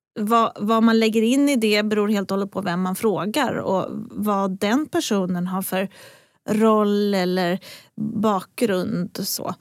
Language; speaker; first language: Swedish; native; Swedish